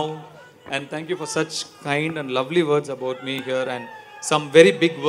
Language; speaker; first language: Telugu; non-native, learner; Tamil